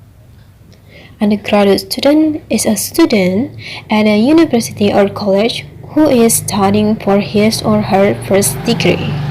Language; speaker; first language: English; non-native, learner; Indonesian